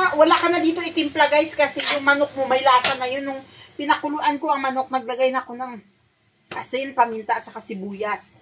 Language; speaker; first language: Filipino; non-native, local second language; Hiligaynon